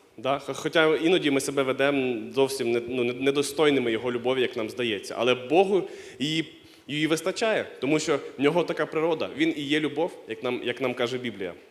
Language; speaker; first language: Ukrainian; non-native, local second language; Russian